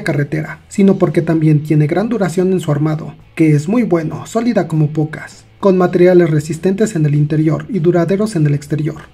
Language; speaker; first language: Spanish; native; Spanish